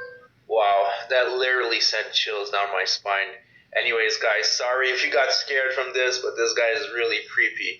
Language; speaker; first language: English; native; English